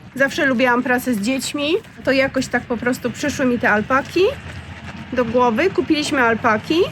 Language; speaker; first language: Polish; native; Polish